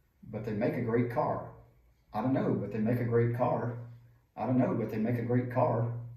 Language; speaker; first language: English; native; English